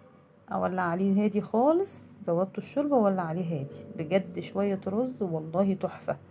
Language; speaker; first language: Arabic; native; Arabic